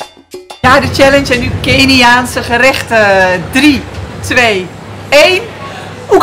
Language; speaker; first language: Dutch; native; Dutch